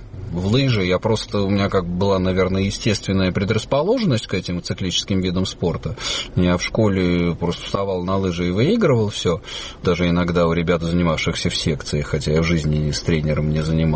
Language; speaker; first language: Russian; native; Russian